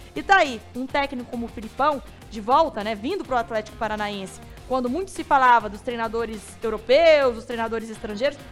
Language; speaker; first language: Portuguese; native; Portuguese